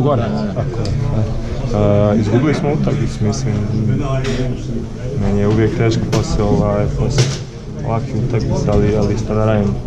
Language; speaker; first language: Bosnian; early bilingual, heritage; Croatian